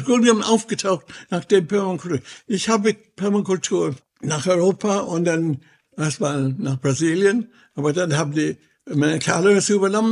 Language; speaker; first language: German; non-native, fluent; English